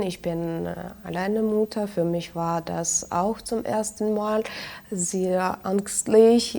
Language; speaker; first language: German; non-native, fluent; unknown